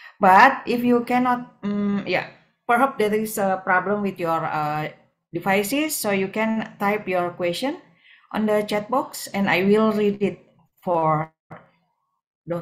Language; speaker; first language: English; non-native, fluent; Indonesian